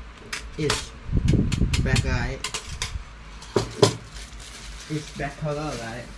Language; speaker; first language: English; non-native, learner; Thai